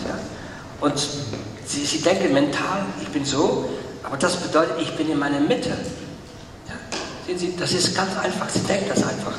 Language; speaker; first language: German; non-native, fluent; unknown